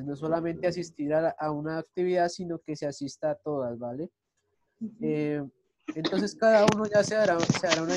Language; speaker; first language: Spanish; native; Spanish